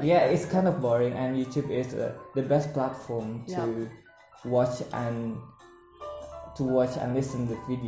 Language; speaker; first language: English; non-native, learner; Indonesian